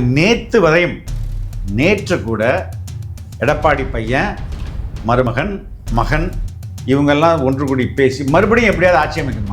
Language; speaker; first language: Tamil; native; Tamil